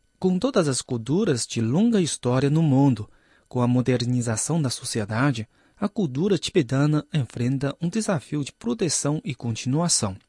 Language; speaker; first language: Portuguese; non-native, fluent; Chinese